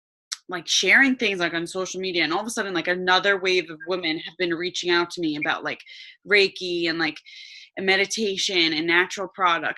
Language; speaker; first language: English; native; English